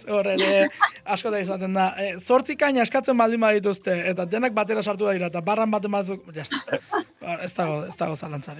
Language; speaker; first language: Basque; native; Basque